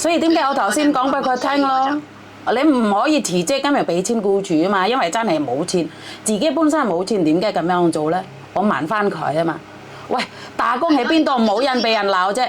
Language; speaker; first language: Cantonese; non-native, fluent; Indonesian